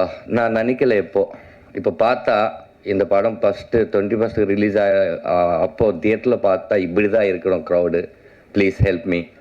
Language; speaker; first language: Tamil; non-native, learner; Telugu